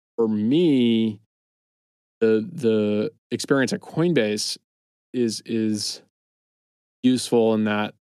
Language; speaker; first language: English; native; English